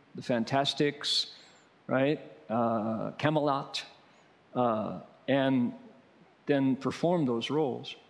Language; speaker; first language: English; native; English